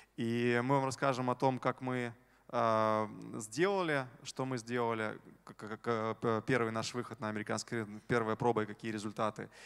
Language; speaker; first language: Russian; native; Russian